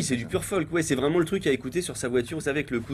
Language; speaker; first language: French; native; French